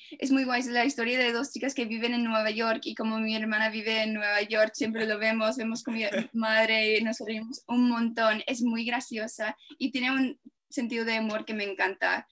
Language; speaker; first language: Spanish; non-native, fluent; English